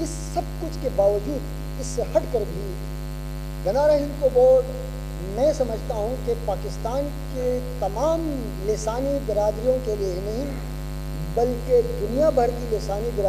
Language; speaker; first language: Urdu; non-native, local second language; Northern Hindko